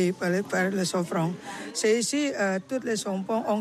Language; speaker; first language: French; non-native, learner; Balinese